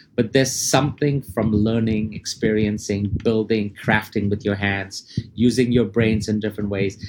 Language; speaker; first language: English; early bilingual, other home language; Arabic